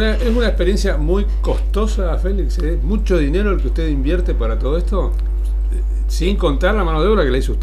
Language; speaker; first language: Spanish; native; Spanish